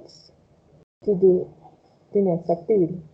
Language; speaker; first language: English; non-native, fluent; Spanish